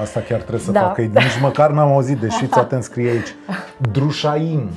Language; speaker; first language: Romanian; native; Romanian